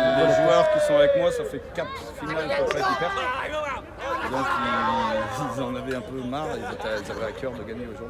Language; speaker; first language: French; native; French